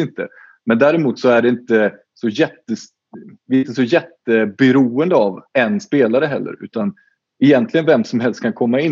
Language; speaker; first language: Swedish; native; Swedish